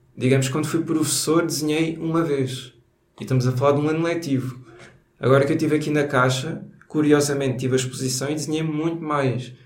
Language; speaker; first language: Portuguese; native; Portuguese